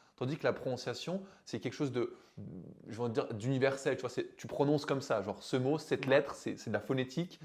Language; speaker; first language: French; native; French